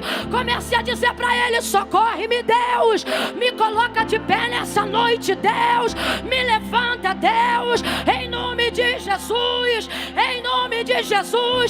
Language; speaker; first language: Portuguese; native; Portuguese